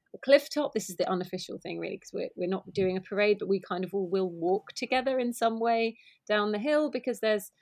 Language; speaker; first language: English; native; English